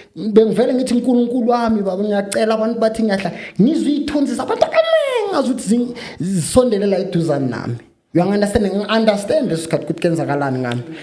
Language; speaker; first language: Zulu; native; Zulu